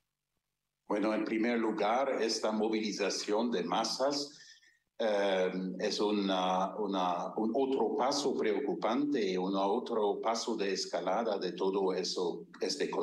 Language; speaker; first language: Spanish; non-native, fluent; German